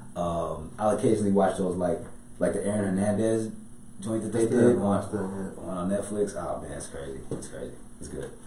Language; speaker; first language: English; native; English